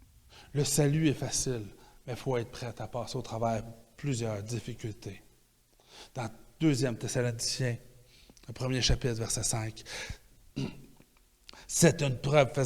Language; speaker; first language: French; native; French